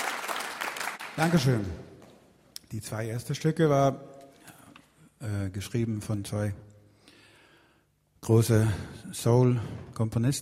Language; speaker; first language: German; non-native, learner; Swedish